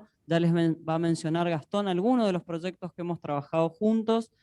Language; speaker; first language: Spanish; native; Spanish